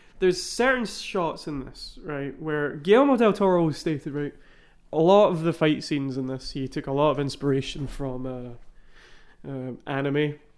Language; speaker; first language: English; native; English